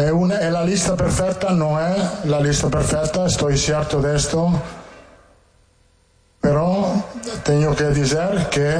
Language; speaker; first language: Portuguese; non-native, learner; Italian